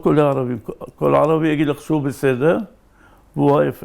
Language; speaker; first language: Hebrew; native; Hebrew